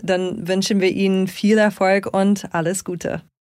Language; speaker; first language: German; native; German